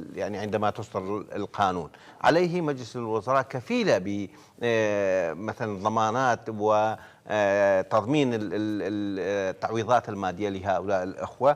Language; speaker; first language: Arabic; non-native, local second language; Kurdish